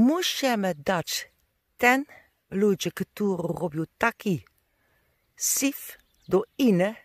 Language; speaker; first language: Polish; non-native, learner; Dutch